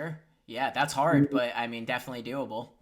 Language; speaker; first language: English; native; English